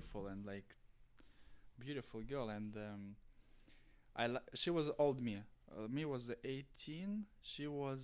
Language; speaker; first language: English; non-native, learner; Russian